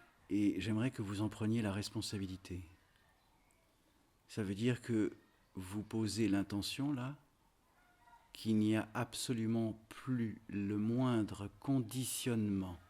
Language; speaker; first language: French; native; French